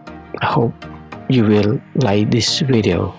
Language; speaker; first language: English; non-native, learner; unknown